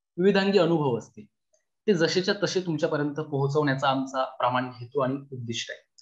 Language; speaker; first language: Marathi; native; Marathi